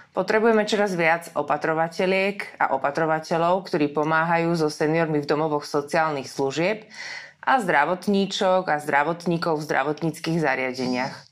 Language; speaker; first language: Slovak; native; Slovak